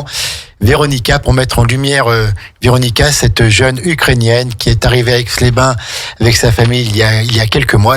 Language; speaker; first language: French; native; French